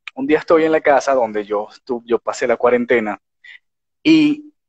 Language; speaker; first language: Spanish; native; Spanish